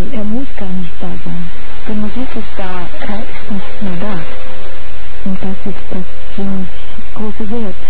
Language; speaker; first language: German; non-native, fluent; Portuguese